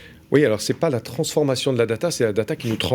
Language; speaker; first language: French; native; French